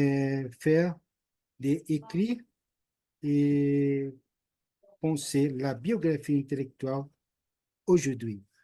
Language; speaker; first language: French; non-native, learner; Portuguese